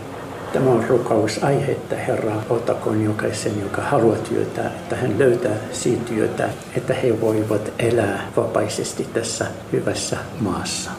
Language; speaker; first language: Finnish; non-native, learner; Arabic